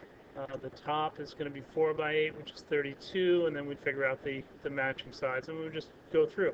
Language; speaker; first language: English; native; English